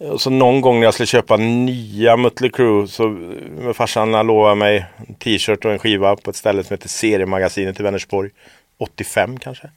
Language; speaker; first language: Swedish; native; Swedish